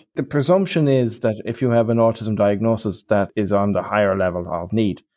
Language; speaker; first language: English; native; English